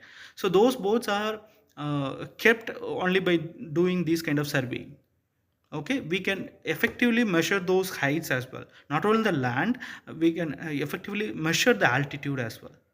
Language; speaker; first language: English; non-native, local second language; Tamil